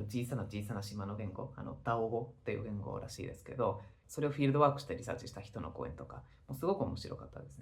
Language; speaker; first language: Japanese; non-native, fluent; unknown